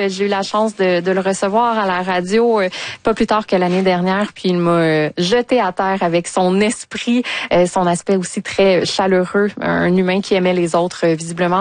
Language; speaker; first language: French; native; French